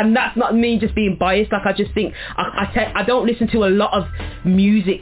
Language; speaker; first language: English; native; English